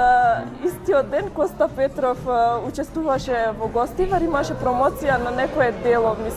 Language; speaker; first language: Macedonian; non-native, local second language; Albanian